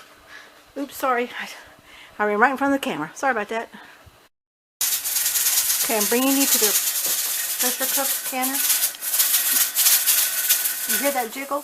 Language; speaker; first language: English; native; English